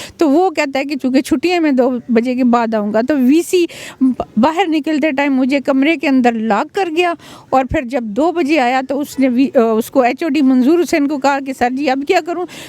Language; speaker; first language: Urdu; non-native, local second language; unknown